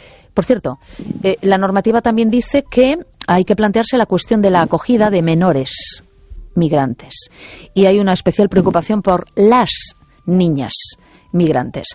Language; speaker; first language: Spanish; native; Spanish